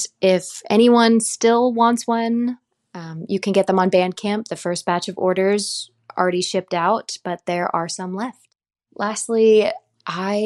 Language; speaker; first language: English; native; English